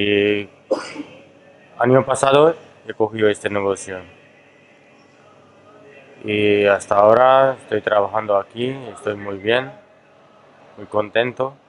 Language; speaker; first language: Spanish; non-native, fluent; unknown